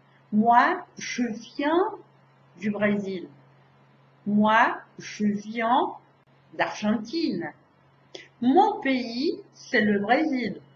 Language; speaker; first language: French; non-native, fluent; Portuguese